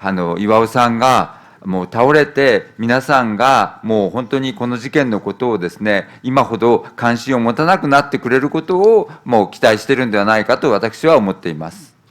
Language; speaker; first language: Japanese; native; Japanese